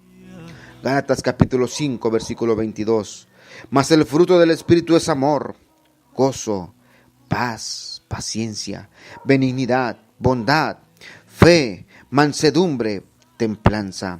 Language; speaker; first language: Spanish; native; Spanish